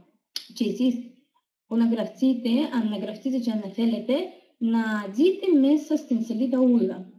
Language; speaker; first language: Greek; non-native, fluent; Russian